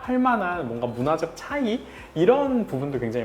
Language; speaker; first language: Korean; native; Korean